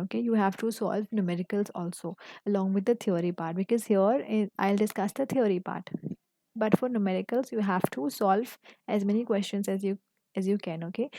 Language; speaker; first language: English; non-native, local second language; Hindi